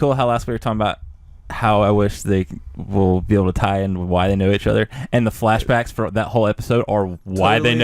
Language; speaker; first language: English; native; English